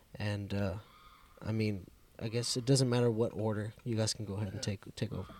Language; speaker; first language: English; early bilingual, other home language; Spanish